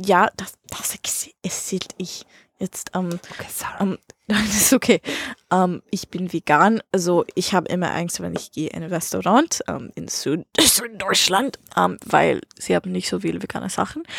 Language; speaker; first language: German; non-native, learner; English